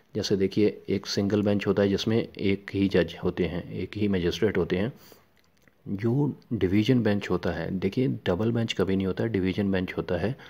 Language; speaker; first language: Hindi; non-native, local second language; Punjabi